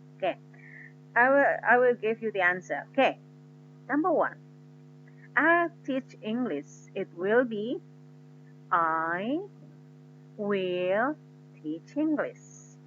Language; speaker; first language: English; non-native, fluent; Indonesian